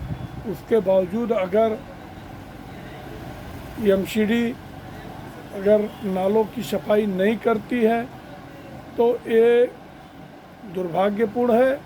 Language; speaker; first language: Hindi; native; Hindi